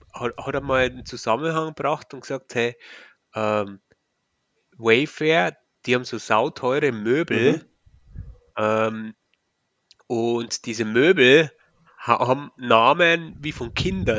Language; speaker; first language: German; native; German